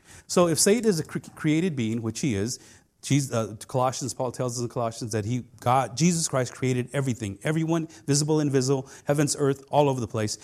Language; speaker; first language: English; non-native, fluent; Spanish